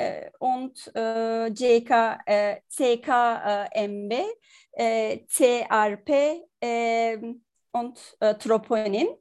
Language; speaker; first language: German; non-native, learner; Turkish